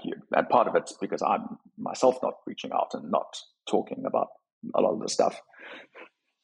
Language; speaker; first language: English; native; English